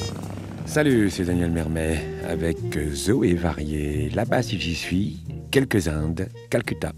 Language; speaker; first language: French; native; French